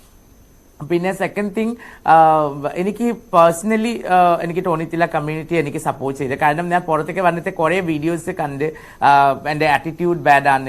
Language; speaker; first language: Malayalam; non-native, local second language; Assamese